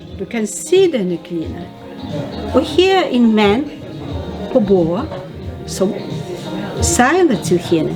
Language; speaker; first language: Danish; non-native, learner; Russian